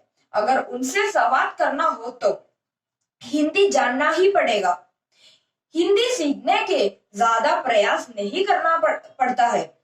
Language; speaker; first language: Hindi; non-native, local second language; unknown